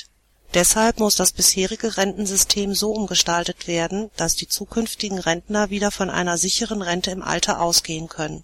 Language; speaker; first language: German; native; German